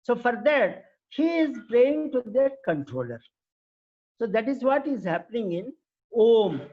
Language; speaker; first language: English; non-native, local second language; Telugu